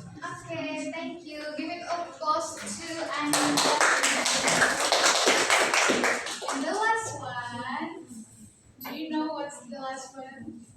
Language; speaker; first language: English; non-native, learner; Indonesian